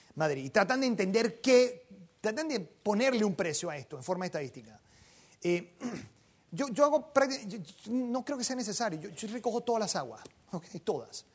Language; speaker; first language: Spanish; native; Spanish